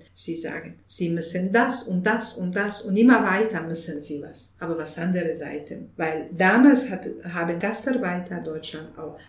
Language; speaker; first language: German; non-native, fluent; Bosnian